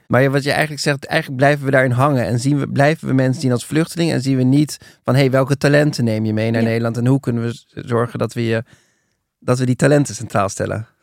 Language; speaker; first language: Dutch; native; Dutch